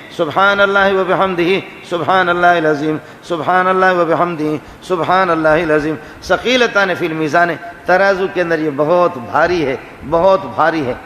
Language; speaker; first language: Urdu; non-native, local second language; Baluchi